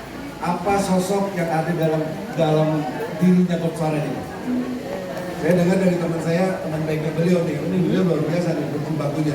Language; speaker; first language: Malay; non-native, local second language; Sundanese